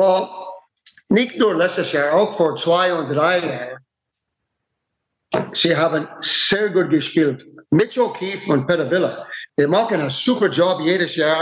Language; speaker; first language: German; non-native, fluent; English